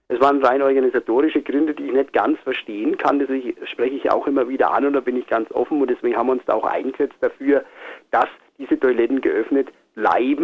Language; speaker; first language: German; native; German